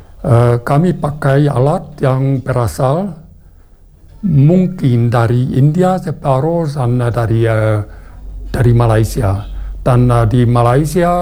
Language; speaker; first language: Indonesian; non-native, fluent; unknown